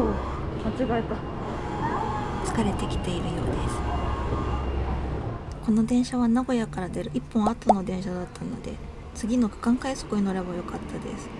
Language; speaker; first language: Japanese; native; Japanese